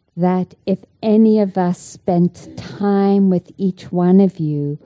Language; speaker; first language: English; native; English